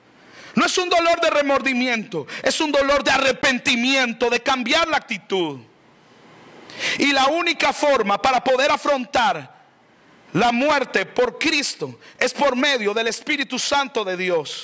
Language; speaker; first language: Spanish; native; Spanish